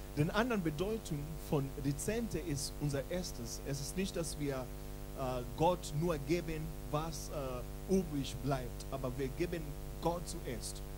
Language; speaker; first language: German; non-native, learner; English